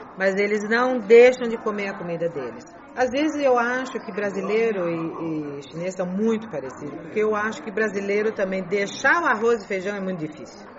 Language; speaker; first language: Portuguese; early bilingual, heritage; Portuguese